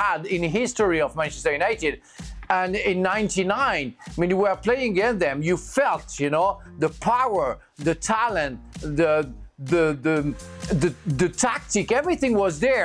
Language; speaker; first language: English; non-native, fluent; French